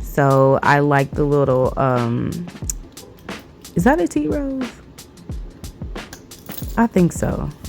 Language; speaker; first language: English; native; English